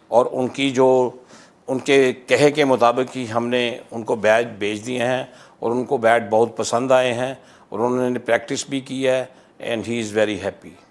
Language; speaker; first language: Hindi; non-native, local second language; Punjabi